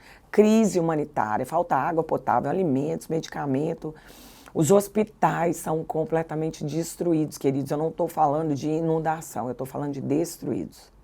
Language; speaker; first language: Portuguese; native; Portuguese